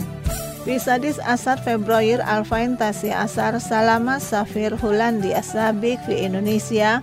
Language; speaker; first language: Arabic; non-native, learner; Indonesian